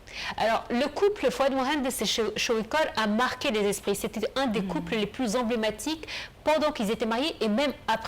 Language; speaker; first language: French; non-native, fluent; Arabic